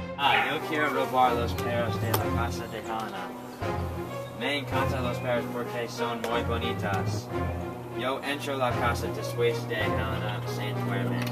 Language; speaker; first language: Spanish; non-native, learner; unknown